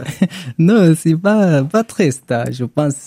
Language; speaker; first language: French; non-native, learner; Arabic